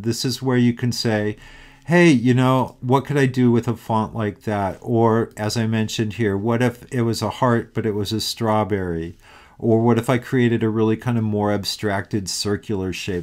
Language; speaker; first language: English; native; English